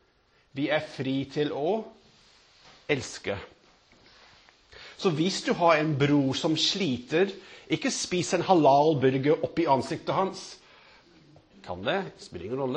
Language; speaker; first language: Norwegian; non-native, fluent; English